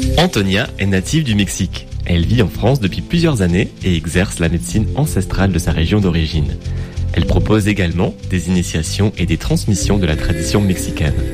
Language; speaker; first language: French; native; French